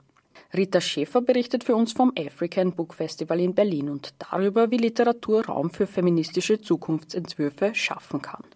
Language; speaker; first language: German; native; German